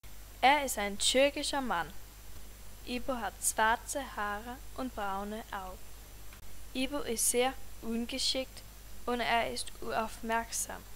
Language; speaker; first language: German; non-native, learner; Danish